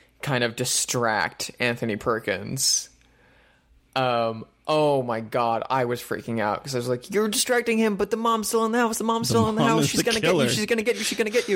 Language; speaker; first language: English; native; English